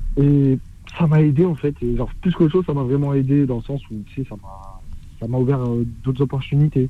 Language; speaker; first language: French; early bilingual, other home language; Arabic